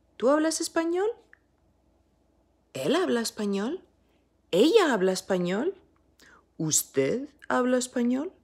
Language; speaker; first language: Spanish; non-native, fluent; French